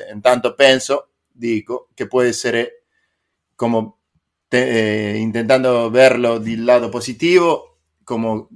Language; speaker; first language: Italian; non-native, learner; Spanish